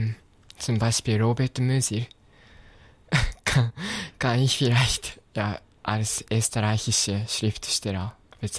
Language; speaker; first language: German; non-native, fluent; Japanese